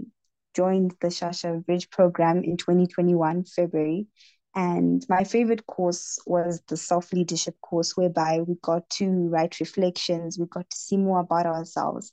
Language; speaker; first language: English; non-native, local second language; Shona